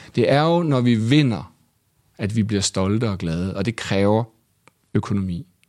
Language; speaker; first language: Danish; native; Danish